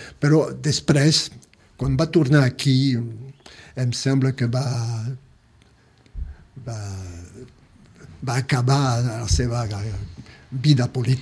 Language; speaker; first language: Catalan; early bilingual, heritage; Catalan